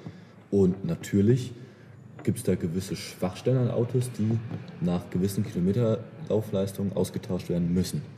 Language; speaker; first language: German; native; German